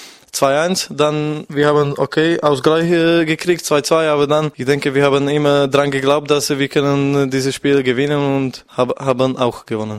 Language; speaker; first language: German; non-native, fluent; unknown